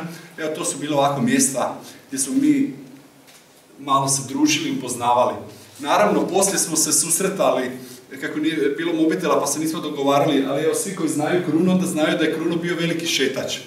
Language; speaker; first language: Serbian; native; Serbian